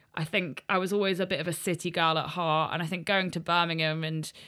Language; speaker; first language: English; native; English